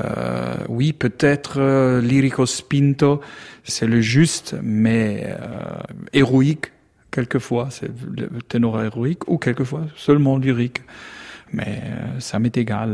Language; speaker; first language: French; non-native, learner; German